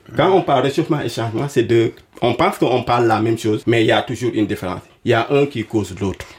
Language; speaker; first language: French; non-native, local second language; Wolof